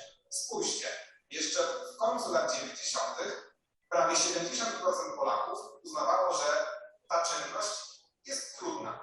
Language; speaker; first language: Polish; native; Polish